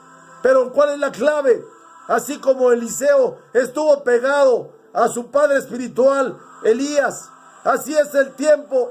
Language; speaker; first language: Spanish; native; Spanish